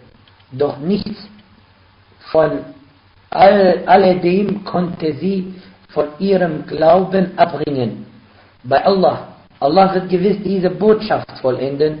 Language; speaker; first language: German; non-native, fluent; Arabic